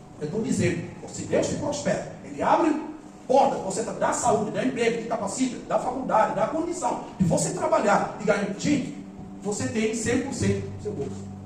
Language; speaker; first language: Portuguese; non-native, local second language; Upper Guinea Crioulo